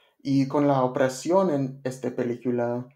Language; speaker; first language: Spanish; non-native, learner; English